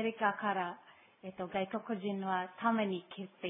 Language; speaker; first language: Japanese; non-native, learner; Filipino